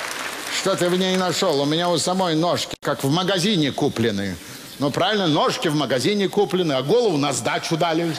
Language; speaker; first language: Russian; native; Russian